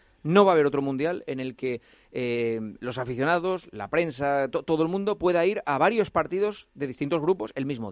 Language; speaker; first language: Spanish; native; Spanish